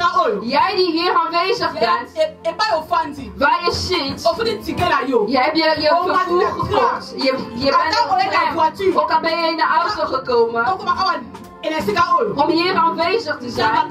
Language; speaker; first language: Dutch; non-native, fluent; Lingala